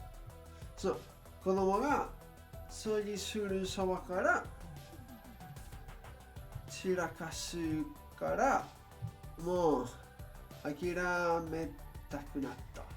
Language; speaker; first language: Japanese; non-native, learner; English